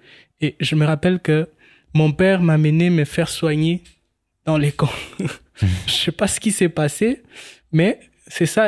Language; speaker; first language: French; non-native, local second language; Swahili